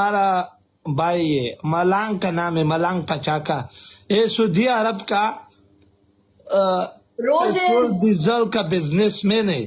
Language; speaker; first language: Hindi; non-native, learner; Pashto